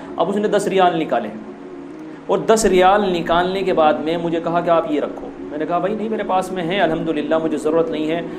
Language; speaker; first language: Urdu; native; Urdu